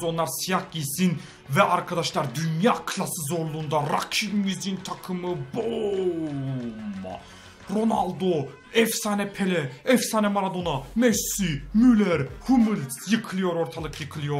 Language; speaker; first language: Turkish; native; Turkish